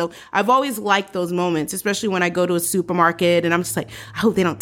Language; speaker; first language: English; early bilingual, other home language; Haitian Creole